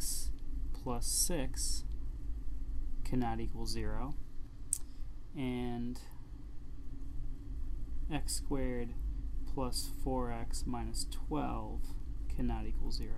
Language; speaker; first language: English; native; English